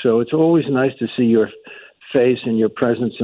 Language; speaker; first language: English; native; English